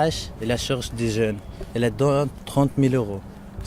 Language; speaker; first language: French; non-native, learner; Arabic